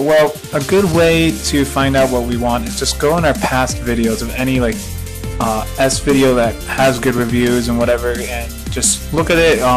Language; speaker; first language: English; early bilingual, other home language; Spanish